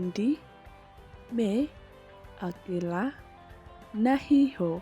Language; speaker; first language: Hindi; non-native, local second language; Khasi